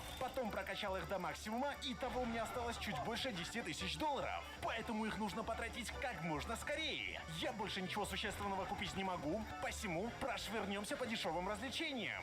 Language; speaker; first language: Russian; native; Russian